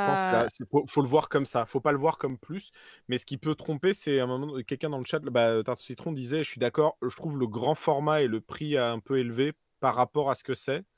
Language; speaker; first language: French; native; French